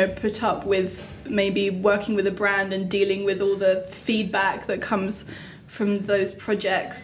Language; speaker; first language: English; native; English